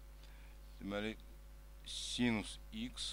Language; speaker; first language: Azerbaijani; native; Azerbaijani